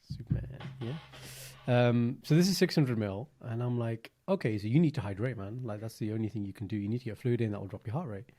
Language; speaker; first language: English; early bilingual, other home language; Punjabi